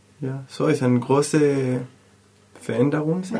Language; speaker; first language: German; non-native, learner; Spanish